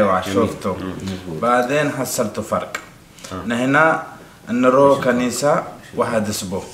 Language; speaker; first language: Arabic; non-native, learner; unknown